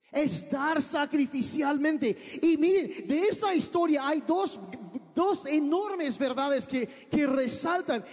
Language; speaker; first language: Spanish; early bilingual, other home language; English